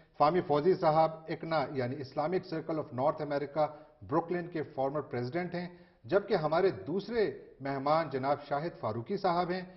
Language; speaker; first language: Urdu; non-native, local second language; Pashto